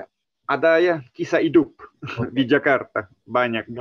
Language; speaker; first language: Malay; non-native, learner; Italian